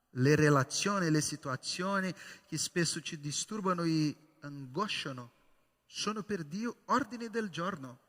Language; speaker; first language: Italian; non-native, fluent; Portuguese